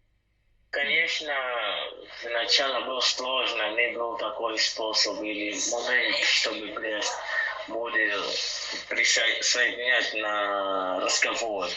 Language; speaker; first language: Russian; non-native, learner; Portuguese